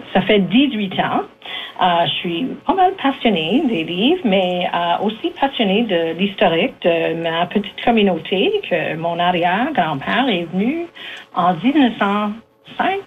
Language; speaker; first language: French; native; French